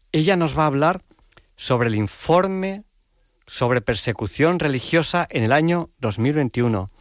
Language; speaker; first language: Spanish; native; Spanish